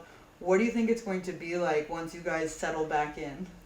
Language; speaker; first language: English; native; English